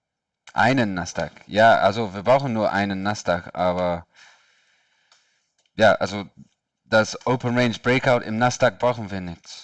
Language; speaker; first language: German; non-native, learner; English